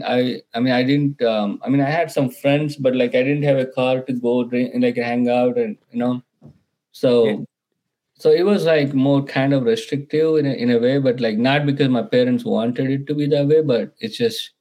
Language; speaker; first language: English; non-native, local second language; Telugu